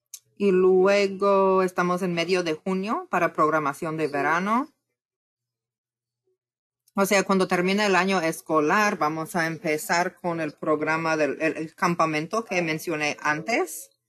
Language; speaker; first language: Spanish; non-native, fluent; English